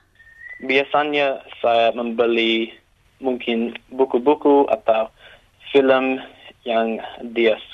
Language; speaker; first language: Indonesian; non-native, learner; English